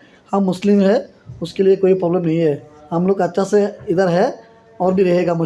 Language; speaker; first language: Hindi; non-native, fluent; Bangla